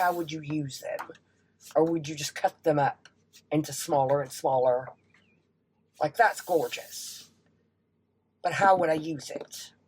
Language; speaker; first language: English; native; English